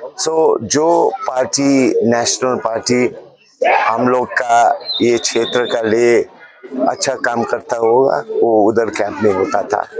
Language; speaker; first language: Hindi; non-native, local second language; Nepali